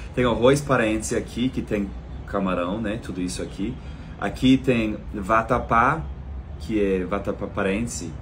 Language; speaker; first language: Portuguese; non-native, fluent; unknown